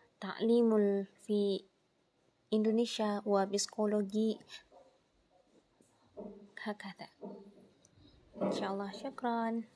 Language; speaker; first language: Arabic; non-native, learner; Indonesian